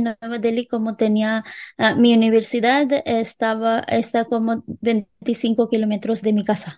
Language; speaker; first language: Spanish; non-native, local second language; Hindi